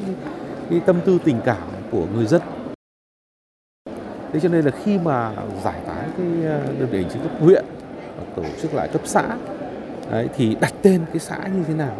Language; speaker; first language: Vietnamese; native; Vietnamese